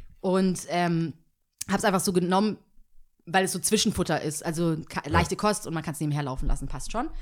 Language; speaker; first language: German; early bilingual, other home language; Tigrinya